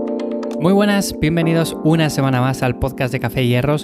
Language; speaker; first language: Spanish; native; Spanish